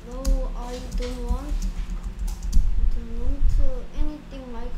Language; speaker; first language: English; non-native, learner; Korean